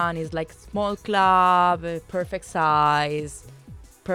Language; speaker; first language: English; non-native, fluent; Spanish